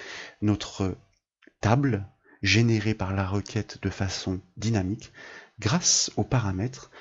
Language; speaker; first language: French; native; French